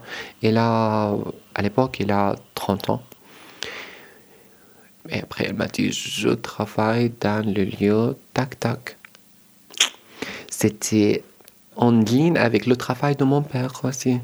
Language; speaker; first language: French; non-native, learner; Arabic